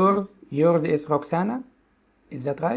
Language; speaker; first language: English; non-native, local second language; Arabic